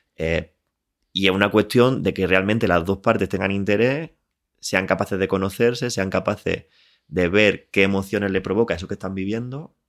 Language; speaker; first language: Spanish; native; Spanish